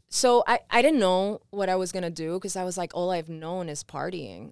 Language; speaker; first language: English; early bilingual, other home language; Spanish